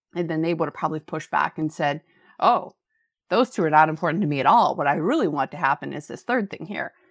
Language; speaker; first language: English; native; English